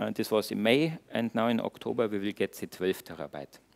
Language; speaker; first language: English; non-native, fluent; German